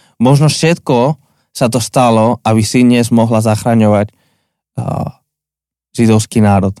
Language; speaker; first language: Slovak; non-native, fluent; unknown